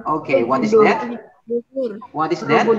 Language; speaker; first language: English; non-native, learner; Indonesian